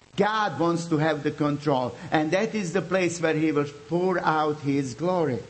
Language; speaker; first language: English; non-native, fluent; Bosnian